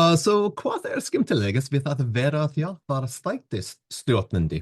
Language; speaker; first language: Icelandic; non-native, learner; English